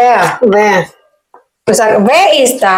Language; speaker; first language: German; non-native, learner; Indonesian